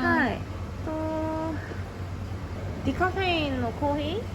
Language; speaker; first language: Japanese; non-native, fluent; Korean